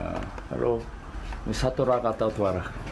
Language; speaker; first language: Indonesian; non-native, fluent; Korean